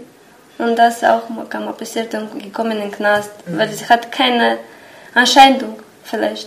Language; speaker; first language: German; non-native, learner; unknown